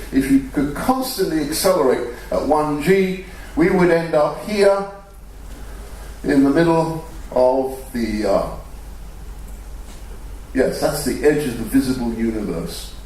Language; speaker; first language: English; native; English